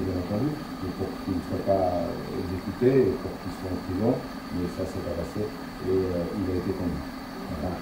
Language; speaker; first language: French; native; French